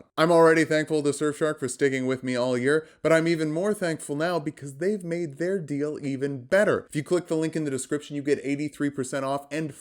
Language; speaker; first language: English; native; English